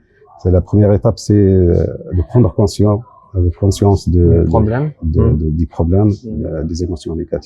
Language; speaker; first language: French; non-native, local second language; Arabic